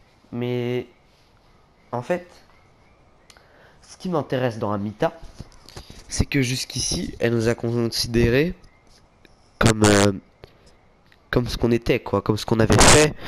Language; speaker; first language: French; native; French